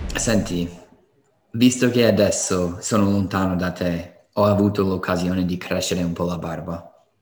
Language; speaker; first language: Italian; non-native, fluent; English